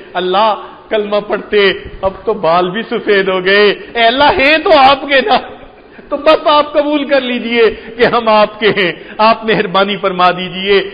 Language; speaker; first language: Urdu; non-native, local second language; Punjabi